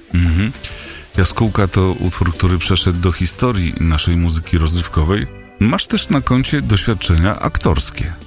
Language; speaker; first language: Polish; native; Polish